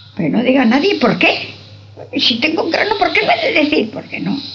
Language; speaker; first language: Spanish; non-native, local second language; Basque